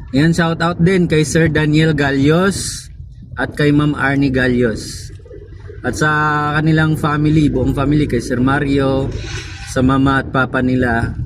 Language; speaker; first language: Filipino; non-native, local second language; Cebuano